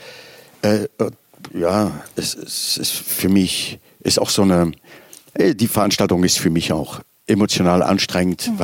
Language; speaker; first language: German; native; German